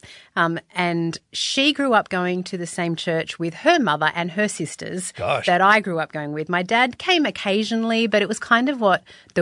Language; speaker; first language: English; native; English